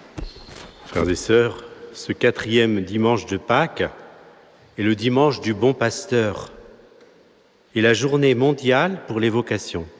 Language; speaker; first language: French; native; French